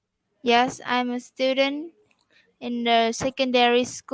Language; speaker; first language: English; non-native, learner; Vietnamese